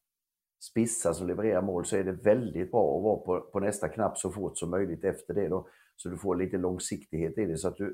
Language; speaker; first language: Swedish; native; Swedish